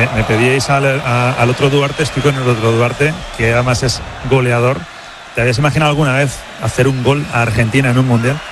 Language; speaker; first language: Spanish; native; Spanish